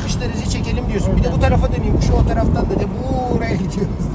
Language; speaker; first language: Turkish; native; Turkish